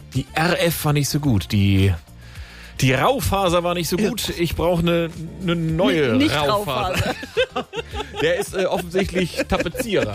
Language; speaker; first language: German; native; German